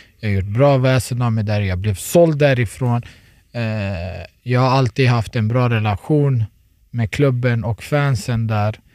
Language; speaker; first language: Swedish; early bilingual, other home language; Turoyo